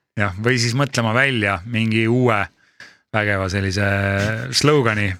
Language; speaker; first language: Estonian; native; Estonian